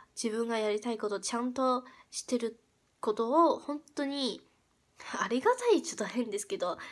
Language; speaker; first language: Japanese; non-native, fluent; Chinese